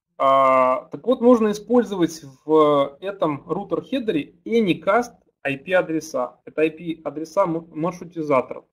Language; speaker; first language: Russian; native; Russian